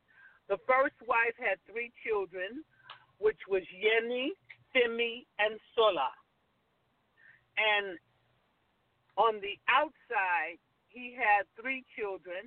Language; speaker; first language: English; native; English